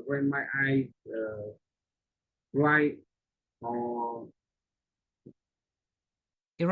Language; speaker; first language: English; non-native, learner; Vietnamese